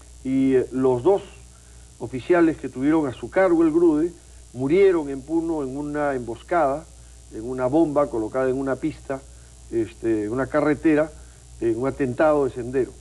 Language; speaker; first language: Spanish; native; Spanish